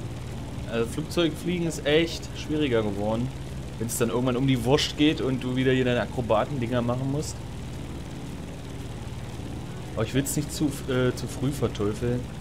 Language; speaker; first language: German; native; German